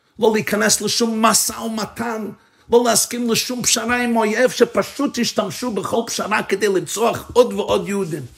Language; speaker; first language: Hebrew; non-native, fluent; English